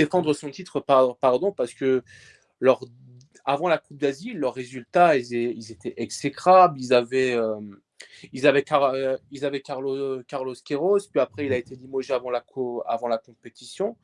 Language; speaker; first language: French; early bilingual, other home language; Persian